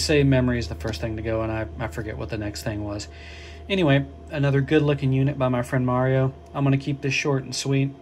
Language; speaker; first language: English; native; English